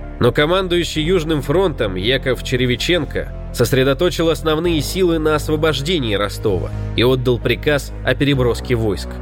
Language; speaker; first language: Russian; native; Russian